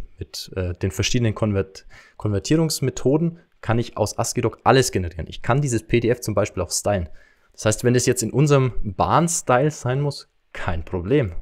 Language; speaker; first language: German; native; German